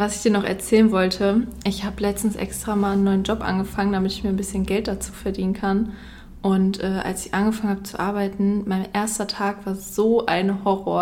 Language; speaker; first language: German; native; German